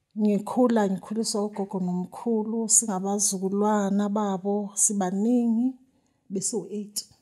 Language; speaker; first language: Zulu; native; Zulu